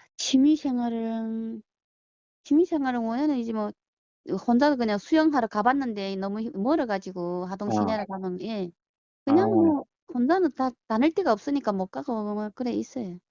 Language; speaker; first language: Korean; early bilingual, heritage; Korean